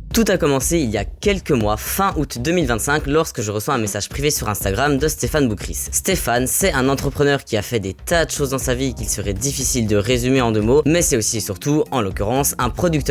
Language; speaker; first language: French; native; French